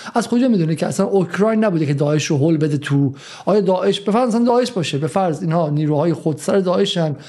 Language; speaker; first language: Persian; native; Persian